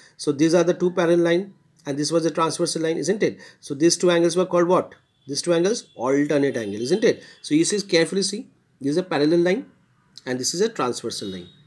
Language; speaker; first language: English; non-native, local second language; Bangla